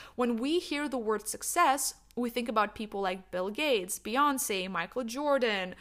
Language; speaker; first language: English; non-native, fluent; Lithuanian